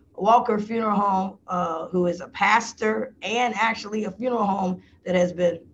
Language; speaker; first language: English; native; English